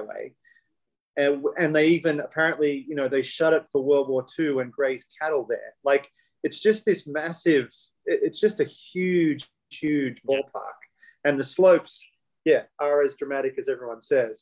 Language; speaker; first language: English; native; English